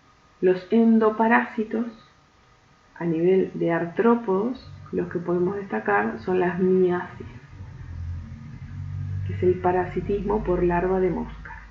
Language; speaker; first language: Spanish; native; Spanish